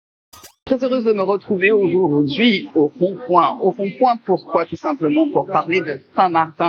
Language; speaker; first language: French; native; French